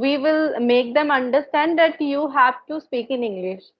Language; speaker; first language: English; non-native, learner; Hindi